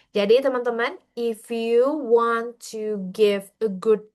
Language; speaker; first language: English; non-native, fluent; Indonesian